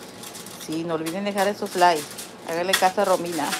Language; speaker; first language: Spanish; native; Spanish